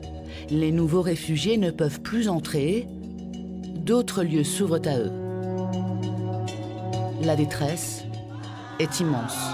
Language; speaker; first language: French; native; French